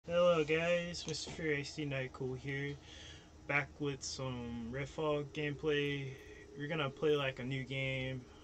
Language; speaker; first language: English; native; English